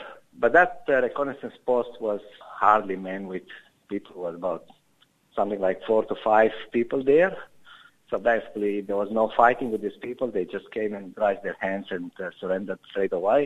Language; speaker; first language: English; non-native, fluent; Romanian